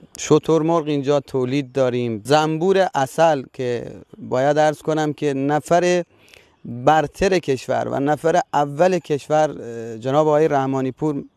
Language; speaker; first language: Persian; native; Persian